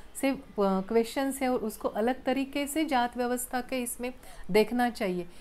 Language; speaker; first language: Hindi; non-native, local second language; Marathi